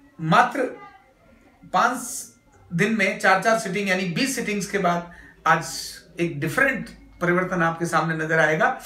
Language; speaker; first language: Hindi; native; Hindi